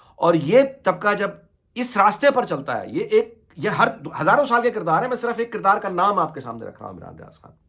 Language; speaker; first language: Urdu; native; Urdu